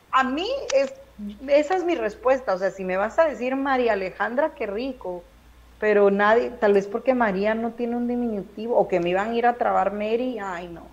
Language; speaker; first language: Spanish; native; Spanish